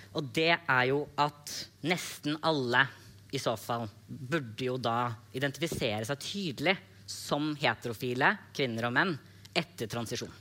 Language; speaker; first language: Norwegian; native; Norwegian